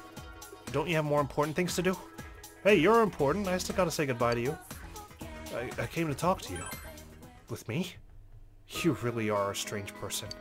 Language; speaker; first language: English; native; English